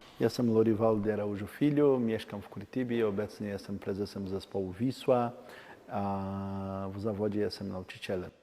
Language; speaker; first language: Polish; non-native, learner; Portuguese